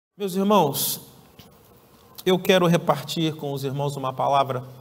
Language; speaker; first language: Portuguese; native; Portuguese